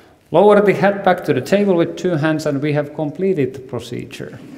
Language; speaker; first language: English; non-native, fluent; Finnish